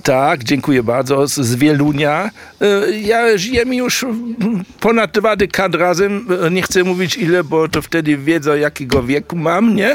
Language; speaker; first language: Polish; early bilingual, heritage; German